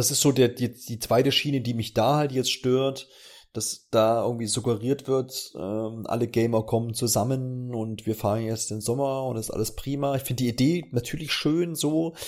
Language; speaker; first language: German; native; German